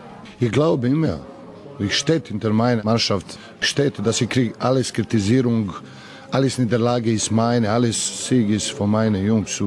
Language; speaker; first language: German; non-native, learner; Serbian